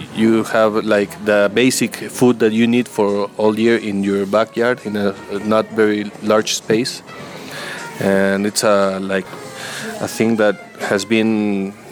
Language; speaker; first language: English; non-native, learner; Spanish